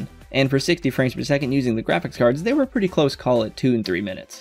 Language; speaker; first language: English; native; English